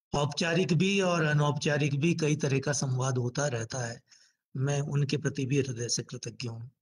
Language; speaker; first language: Hindi; native; Hindi